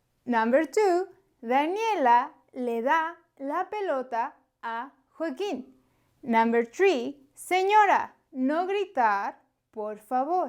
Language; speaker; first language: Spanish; native; Spanish